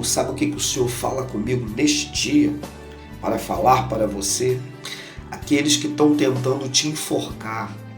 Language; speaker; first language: Portuguese; native; Portuguese